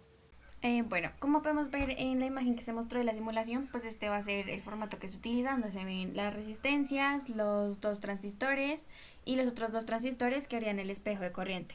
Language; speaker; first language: Spanish; native; Spanish